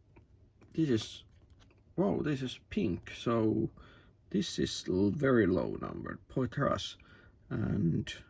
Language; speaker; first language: English; non-native, learner; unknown